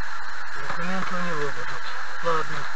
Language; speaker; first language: Russian; native; Russian